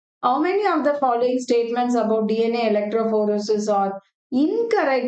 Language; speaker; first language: English; non-native, local second language; Tamil